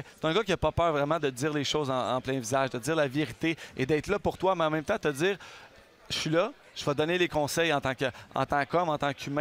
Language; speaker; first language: French; native; French